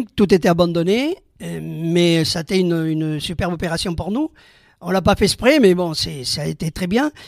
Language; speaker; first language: French; early bilingual, other home language; Spanish